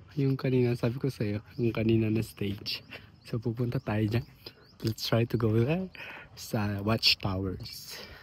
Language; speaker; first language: Filipino; non-native, local second language; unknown